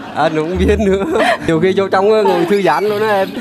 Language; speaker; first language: Vietnamese; native; Vietnamese